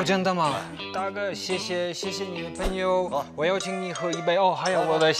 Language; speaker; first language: Chinese; non-native, learner; English